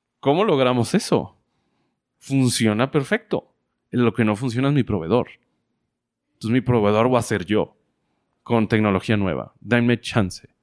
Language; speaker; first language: Spanish; native; Spanish